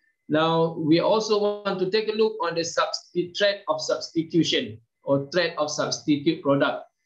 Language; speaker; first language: English; non-native, local second language; Malay